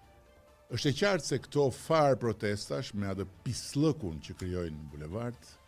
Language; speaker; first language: Albanian; native; Albanian